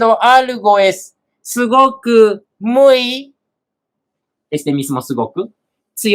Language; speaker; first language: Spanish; non-native, fluent; Japanese